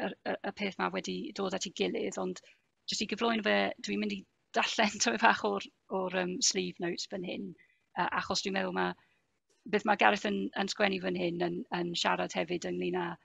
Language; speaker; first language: Welsh; non-native, fluent; English